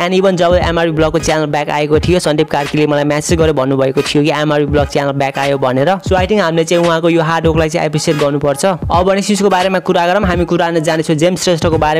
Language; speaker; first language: Nepali; native; Nepali